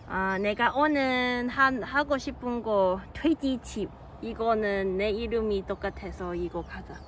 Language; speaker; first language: Korean; non-native, learner; Cantonese